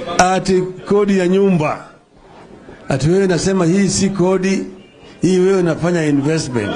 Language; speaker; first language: Swahili; non-native, local second language; Luo (Kenya and Tanzania)